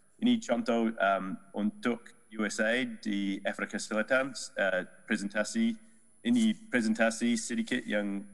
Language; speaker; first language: Indonesian; non-native, learner; Dutch